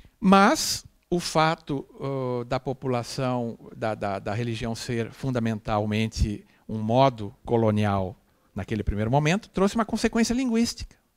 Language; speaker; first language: Portuguese; native; Portuguese